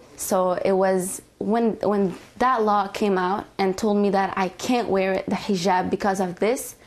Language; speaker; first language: English; native; English